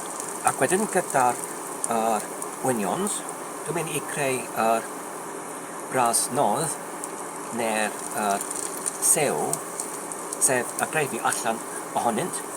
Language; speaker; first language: Welsh; non-native, learner; English